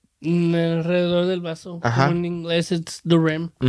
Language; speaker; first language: Spanish; early bilingual, heritage; Spanish